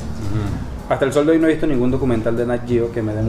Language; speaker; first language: Spanish; native; Spanish